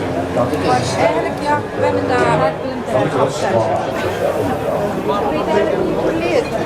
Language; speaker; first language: Dutch; non-native, local second language; French